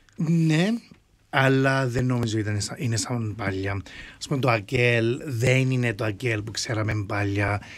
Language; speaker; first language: Greek; early bilingual, heritage; Greek